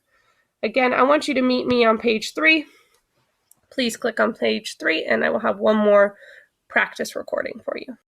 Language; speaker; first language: English; native; English